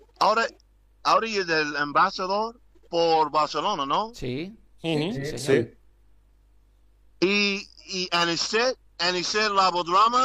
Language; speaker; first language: Spanish; non-native, learner; English